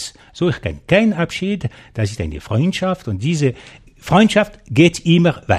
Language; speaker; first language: German; non-native, local second language; French